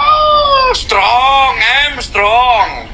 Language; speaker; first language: English; non-native, learner; Javanese